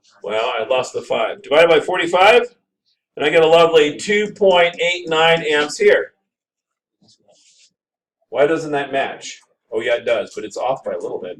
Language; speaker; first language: English; native; English